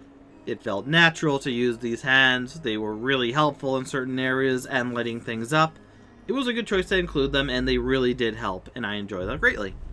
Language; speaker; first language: English; native; English